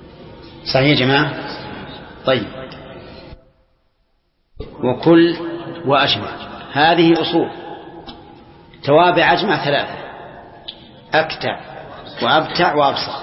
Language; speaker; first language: Arabic; native; Arabic